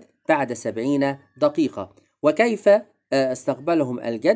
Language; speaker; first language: Arabic; native; Arabic